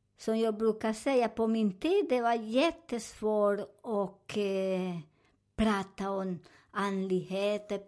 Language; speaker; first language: Swedish; non-native, learner; Spanish